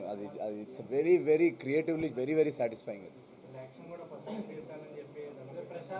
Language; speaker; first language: Telugu; native; Telugu